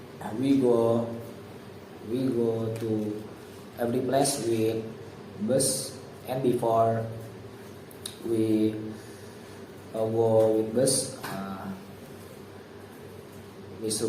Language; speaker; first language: English; non-native, learner; Indonesian